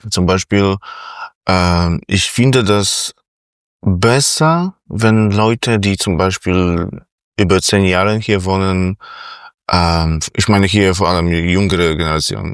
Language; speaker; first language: German; non-native, fluent; Polish